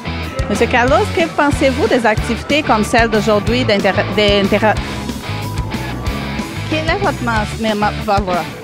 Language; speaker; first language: French; native; French